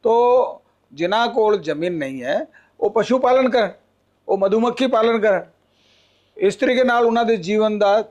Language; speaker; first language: Hindi; non-native, local second language; Punjabi